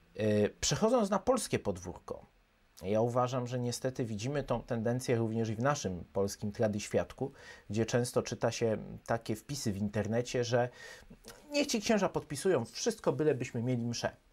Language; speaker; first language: Polish; native; Polish